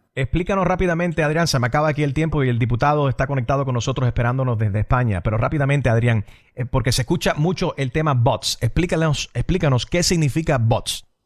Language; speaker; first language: Spanish; early bilingual, heritage; Spanish